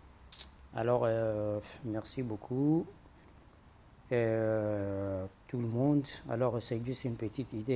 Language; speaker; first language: French; non-native, fluent; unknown